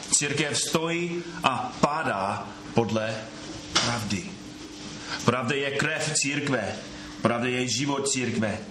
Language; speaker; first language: Czech; non-native, fluent; English